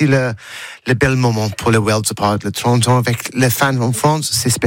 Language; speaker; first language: French; non-native, learner; English